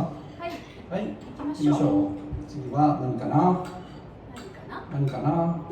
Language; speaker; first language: Japanese; native; Japanese